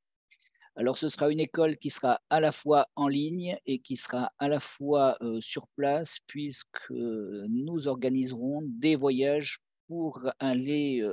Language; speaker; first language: French; native; French